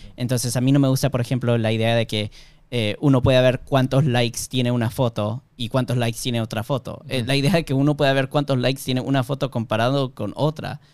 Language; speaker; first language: Spanish; early bilingual, heritage; Spanish